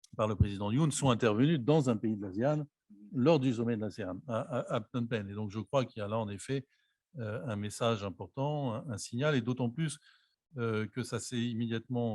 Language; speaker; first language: French; native; French